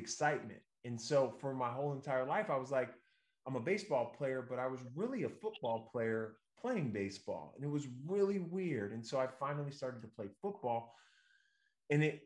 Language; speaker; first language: English; native; English